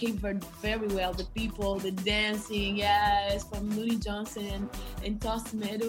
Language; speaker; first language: English; non-native, learner; Kabuverdianu